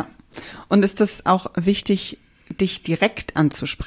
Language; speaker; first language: German; native; German